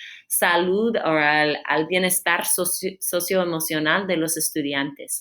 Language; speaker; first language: Spanish; non-native, fluent; English